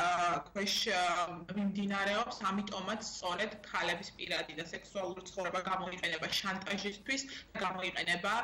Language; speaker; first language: Georgian; native; Georgian